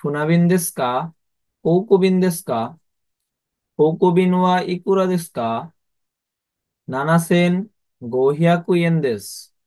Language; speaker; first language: Japanese; non-native, fluent; Bangla